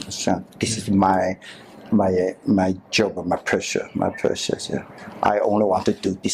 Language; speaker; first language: English; non-native, learner; Chinese